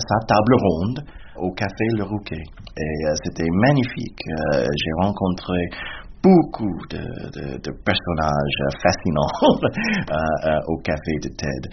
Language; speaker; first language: French; non-native, fluent; English